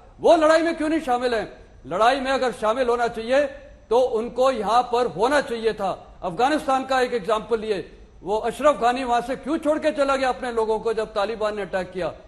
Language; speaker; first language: Hindi; native; Hindi